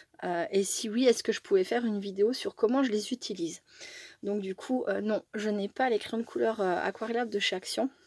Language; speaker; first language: French; native; French